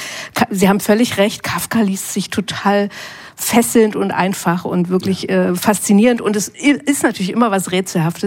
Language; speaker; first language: German; native; German